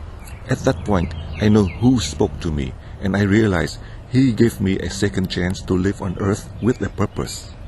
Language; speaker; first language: English; non-native, fluent; Vietnamese